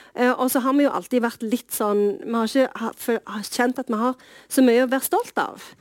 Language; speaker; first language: Norwegian; native; Norwegian